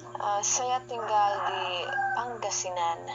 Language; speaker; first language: Indonesian; non-native, learner; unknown